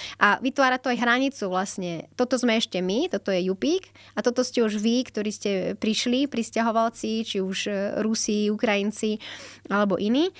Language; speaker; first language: Slovak; native; Slovak